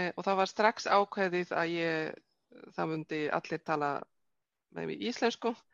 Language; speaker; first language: Icelandic; non-native, fluent; Polish